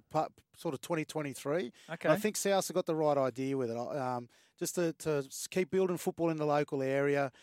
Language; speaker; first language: English; native; English